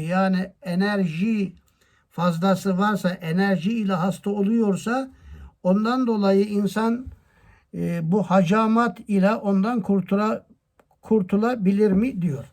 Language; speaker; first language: Turkish; native; Turkish